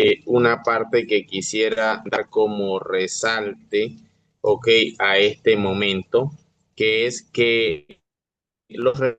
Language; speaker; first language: Spanish; native; Spanish